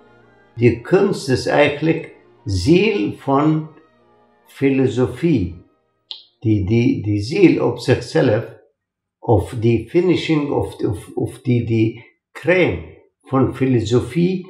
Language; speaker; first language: Dutch; non-native, fluent; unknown